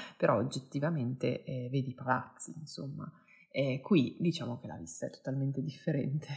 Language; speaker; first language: Italian; native; Italian